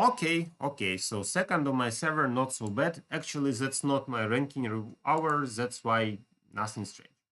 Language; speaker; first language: English; non-native, fluent; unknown